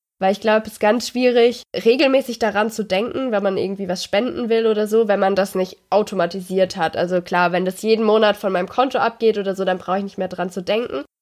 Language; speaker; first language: German; native; German